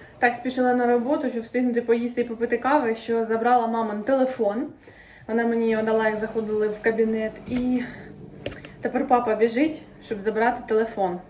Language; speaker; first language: Ukrainian; native; Ukrainian